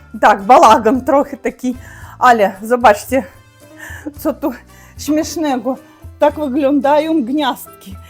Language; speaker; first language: Polish; non-native, learner; Russian